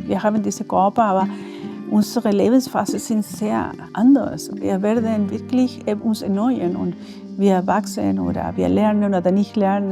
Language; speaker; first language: German; non-native, learner; Spanish